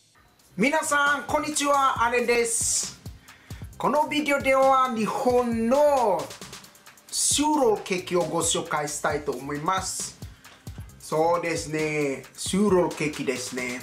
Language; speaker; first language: Japanese; non-native, learner; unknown